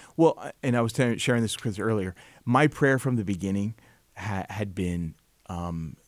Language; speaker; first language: English; native; English